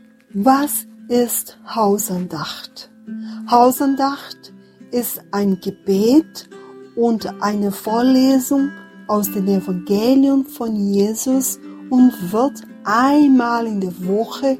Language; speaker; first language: German; non-native, fluent; Portuguese